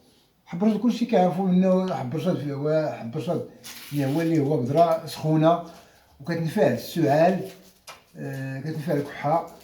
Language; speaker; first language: Arabic; native; Arabic